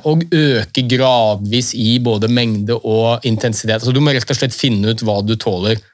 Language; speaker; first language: Norwegian; native; Norwegian